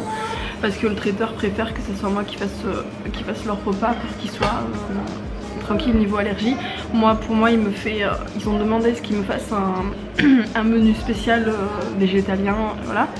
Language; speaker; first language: French; native; French